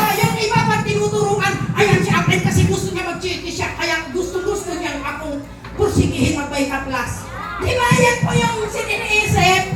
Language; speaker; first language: Filipino; non-native, local second language; Cebuano